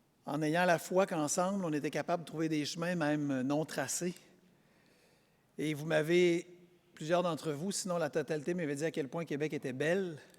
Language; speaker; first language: French; native; French